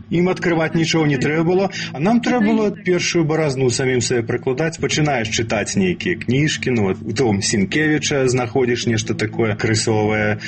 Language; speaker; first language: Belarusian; non-native, local second language; Russian